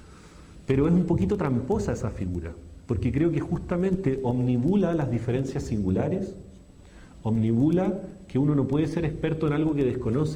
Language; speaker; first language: Spanish; native; Spanish